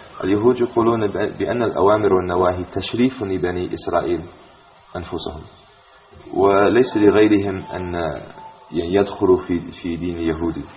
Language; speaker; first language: Arabic; non-native, fluent; English